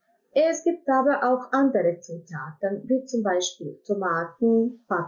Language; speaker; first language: German; non-native, fluent; Croatian